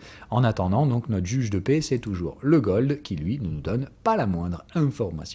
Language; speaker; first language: French; native; French